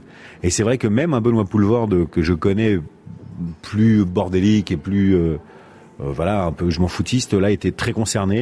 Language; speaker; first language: French; native; French